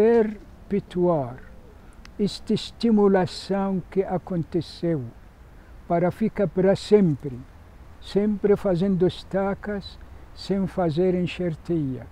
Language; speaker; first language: Portuguese; non-native, fluent; Arabic